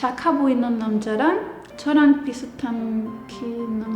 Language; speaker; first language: Korean; non-native, learner; Spanish